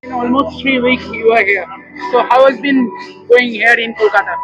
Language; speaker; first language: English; non-native, local second language; Bangla